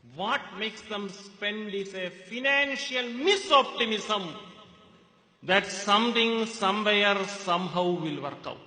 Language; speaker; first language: English; non-native, local second language; Malayalam